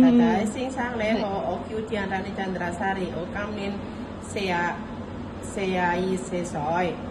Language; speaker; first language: Cantonese; non-native, learner; Indonesian